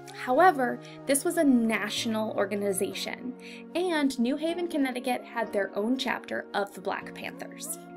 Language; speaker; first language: English; native; English